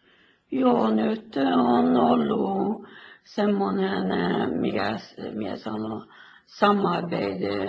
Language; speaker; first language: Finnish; early bilingual, heritage; Finnish